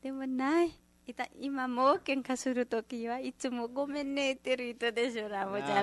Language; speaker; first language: Japanese; non-native, learner; Nepali